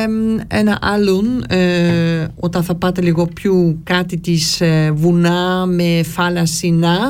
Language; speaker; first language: Greek; early bilingual, heritage; Greek